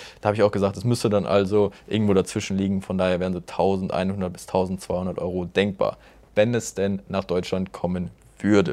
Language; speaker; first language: German; native; German